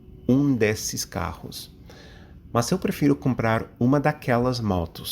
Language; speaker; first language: Portuguese; non-native, fluent; English